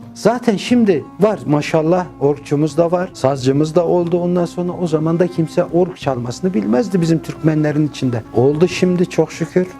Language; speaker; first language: Turkish; early bilingual, heritage; Turkish